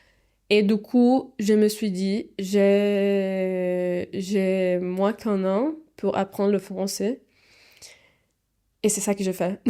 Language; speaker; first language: French; non-native, fluent; Portuguese